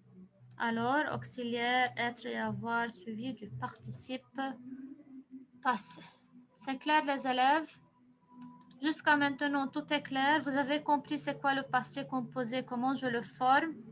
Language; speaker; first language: French; non-native, local second language; Arabic